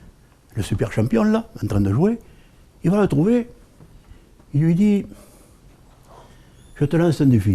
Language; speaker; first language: French; native; French